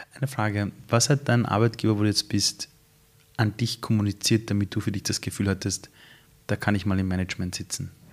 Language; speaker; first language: German; early bilingual, other home language; Persian